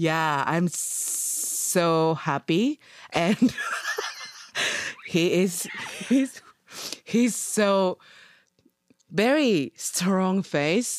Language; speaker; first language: English; non-native, learner; Japanese